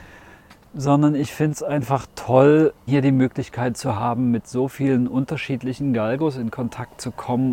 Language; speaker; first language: German; native; German